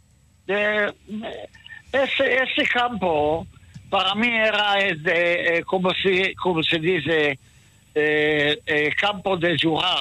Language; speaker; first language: Spanish; early bilingual, heritage; Ladino